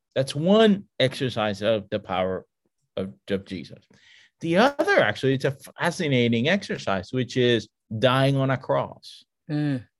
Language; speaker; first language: English; early bilingual, other home language; Spanish